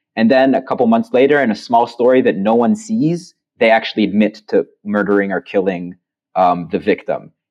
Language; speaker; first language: English; non-native, fluent; Hebrew